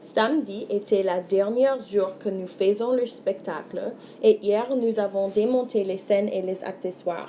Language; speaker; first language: French; non-native, learner; English